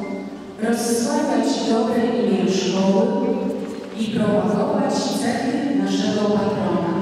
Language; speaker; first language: Polish; native; Polish